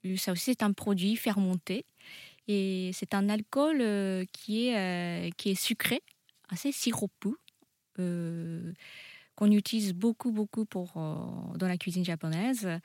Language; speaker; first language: French; non-native, fluent; Japanese